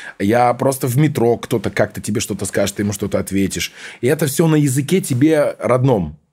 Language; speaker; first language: Russian; early bilingual, heritage; Russian